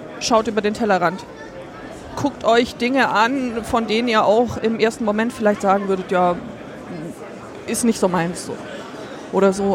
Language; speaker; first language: German; native; German